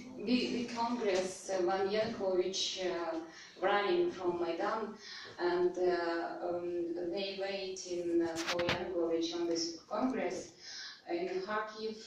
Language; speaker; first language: English; non-native, learner; Russian